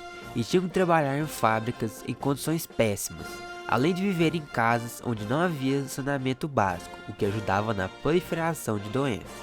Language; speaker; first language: Portuguese; native; Portuguese